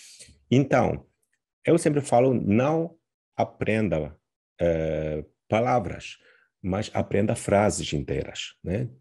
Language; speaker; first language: Portuguese; non-native, fluent; Polish